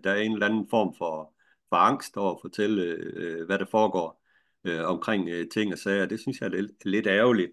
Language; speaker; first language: Danish; native; Danish